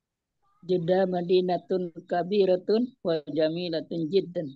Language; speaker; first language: Arabic; non-native, learner; Indonesian